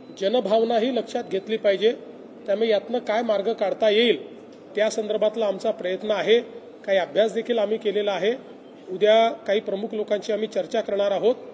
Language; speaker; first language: Marathi; native; Marathi